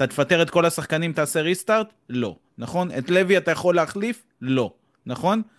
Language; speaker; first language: Hebrew; native; Hebrew